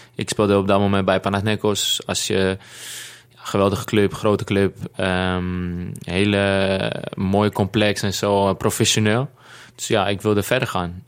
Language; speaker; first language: Dutch; non-native, fluent; Greek